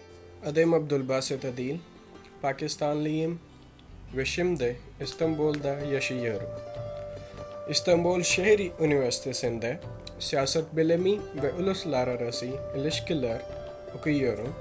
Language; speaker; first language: Turkish; non-native, learner; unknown